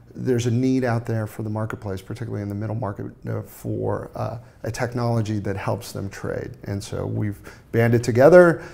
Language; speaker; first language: English; native; English